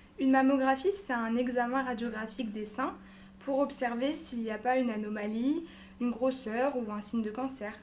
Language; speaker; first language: French; native; French